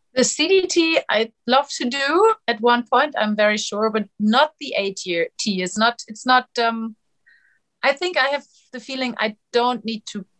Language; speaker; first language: English; non-native, fluent; German